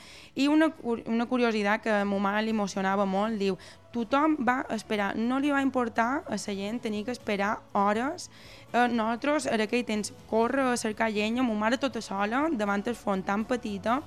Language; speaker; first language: Catalan; native; Catalan